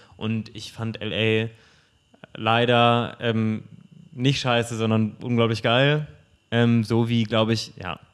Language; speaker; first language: German; native; German